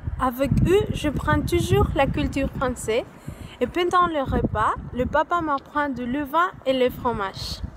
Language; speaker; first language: French; non-native, learner; Spanish